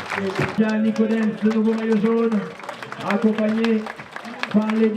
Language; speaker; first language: French; native; French